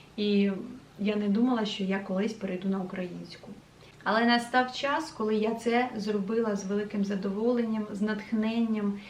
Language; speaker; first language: Ukrainian; non-native, local second language; Russian